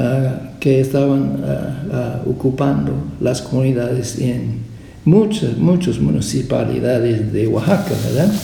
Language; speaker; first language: Spanish; non-native, fluent; English